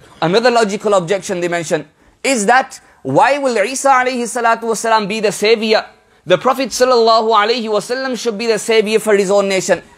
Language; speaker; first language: English; early bilingual, other home language; Urdu